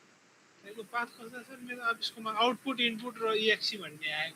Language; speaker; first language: Nepali; native; Nepali